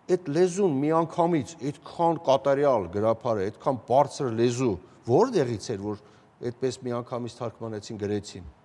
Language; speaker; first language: Armenian; native; Armenian